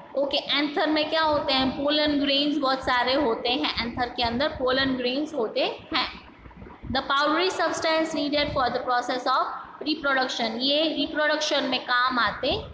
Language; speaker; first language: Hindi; non-native, local second language; Gujarati